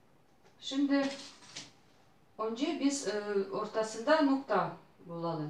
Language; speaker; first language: Turkish; non-native, learner; Russian